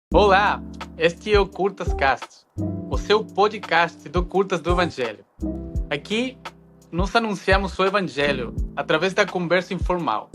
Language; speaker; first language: Portuguese; non-native, fluent; Spanish